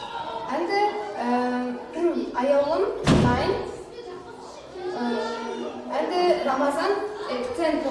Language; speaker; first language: English; non-native, learner; Kazakh